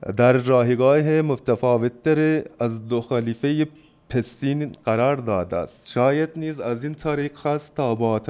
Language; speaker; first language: Persian; non-native, fluent; Turkish